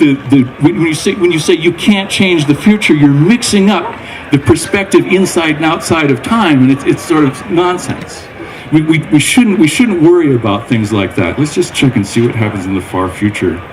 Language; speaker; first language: English; native; English